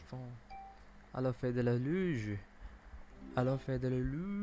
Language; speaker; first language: French; non-native, learner; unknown